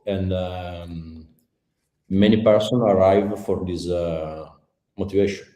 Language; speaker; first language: English; non-native, learner; Italian